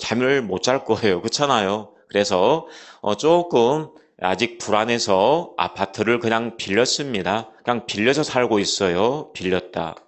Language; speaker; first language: Korean; native; Korean